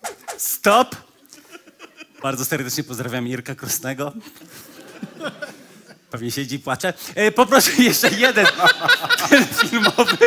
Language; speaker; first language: Polish; native; Polish